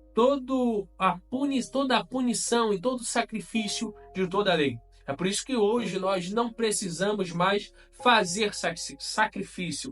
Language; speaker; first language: Portuguese; native; Portuguese